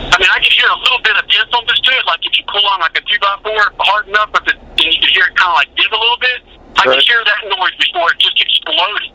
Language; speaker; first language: English; native; English